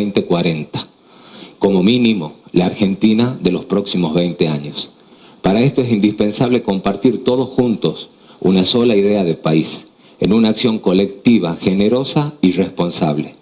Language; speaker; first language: Spanish; native; Spanish